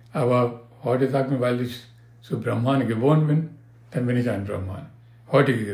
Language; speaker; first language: German; non-native, learner; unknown